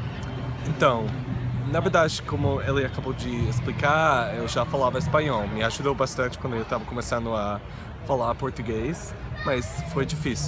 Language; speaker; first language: Portuguese; non-native, fluent; English